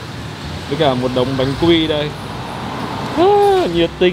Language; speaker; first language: Vietnamese; native; Vietnamese